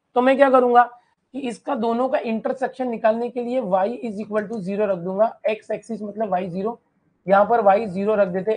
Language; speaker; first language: Hindi; non-native, local second language; Marathi